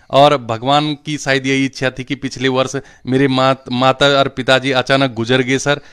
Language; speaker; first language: Hindi; non-native, local second language; Garhwali